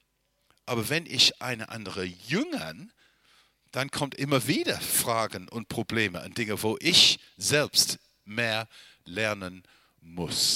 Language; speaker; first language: German; non-native, fluent; English